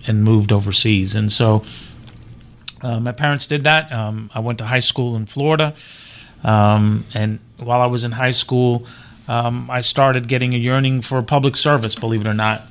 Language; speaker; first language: English; native; English